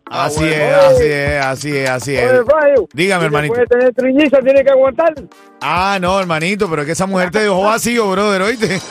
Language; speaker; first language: Spanish; native; Spanish